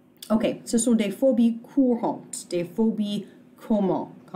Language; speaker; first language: French; non-native, fluent; English